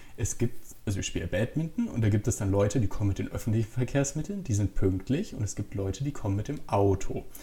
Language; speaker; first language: German; native; German